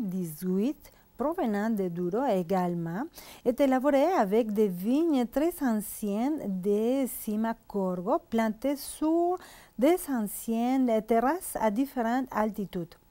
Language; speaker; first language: French; non-native, fluent; Spanish